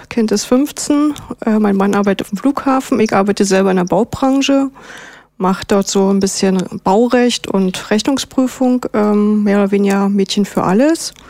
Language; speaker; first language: German; native; German